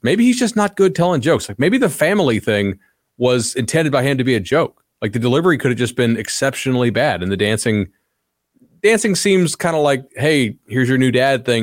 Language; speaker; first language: English; native; English